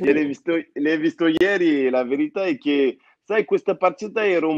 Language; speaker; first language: Italian; non-native, fluent; French